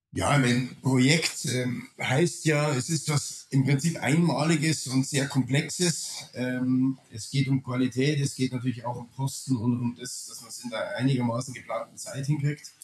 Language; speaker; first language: German; non-native, fluent; Danish